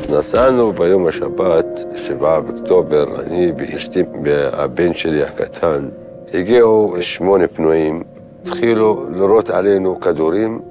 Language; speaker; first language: Hebrew; non-native, local second language; Arabic